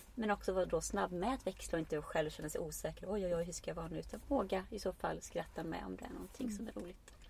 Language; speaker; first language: Swedish; non-native, fluent; Icelandic